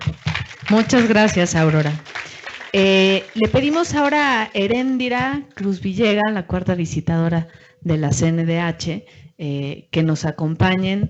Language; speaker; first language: Spanish; native; Spanish